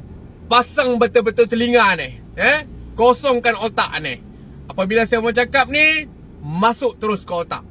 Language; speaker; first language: Malay; native; Malay